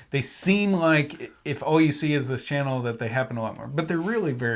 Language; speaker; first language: English; native; English